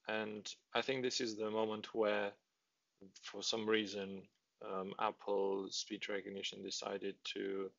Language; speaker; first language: English; non-native, fluent; Romanian